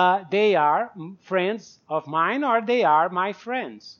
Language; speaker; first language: English; non-native, fluent; Portuguese